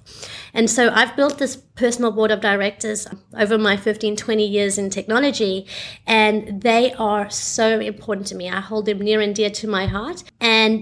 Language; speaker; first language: English; native; English